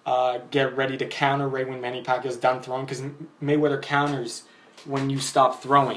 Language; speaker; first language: English; native; English